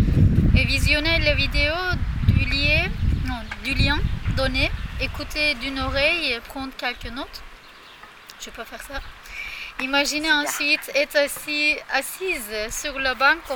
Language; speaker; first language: French; non-native, learner; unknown